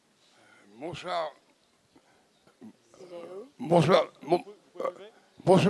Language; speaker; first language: French; native; French